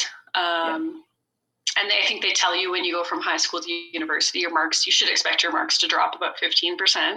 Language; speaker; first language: English; native; English